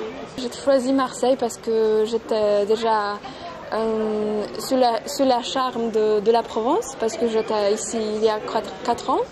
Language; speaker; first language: French; non-native, fluent; Polish